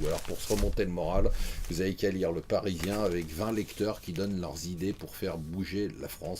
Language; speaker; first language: French; native; French